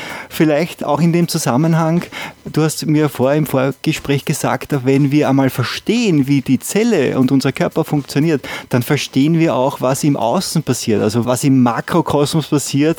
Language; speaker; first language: German; native; German